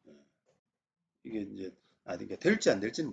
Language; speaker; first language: Korean; native; Korean